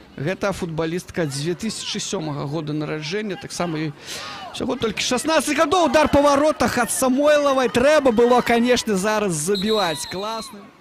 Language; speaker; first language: Belarusian; non-native, local second language; Russian